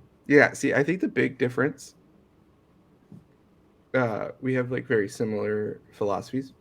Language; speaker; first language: English; native; English